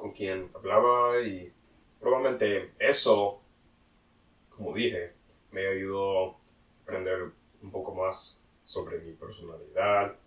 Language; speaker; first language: Spanish; non-native, learner; English